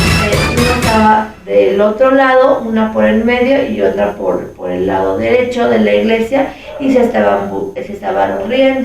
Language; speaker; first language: Spanish; native; Spanish